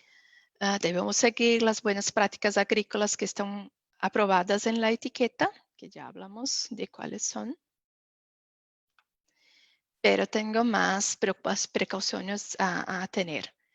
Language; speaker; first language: Spanish; non-native, fluent; Portuguese